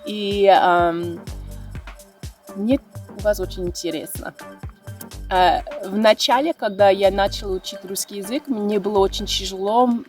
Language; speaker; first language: Russian; non-native, fluent; English